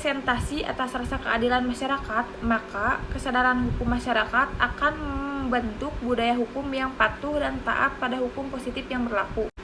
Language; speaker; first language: Indonesian; native; Indonesian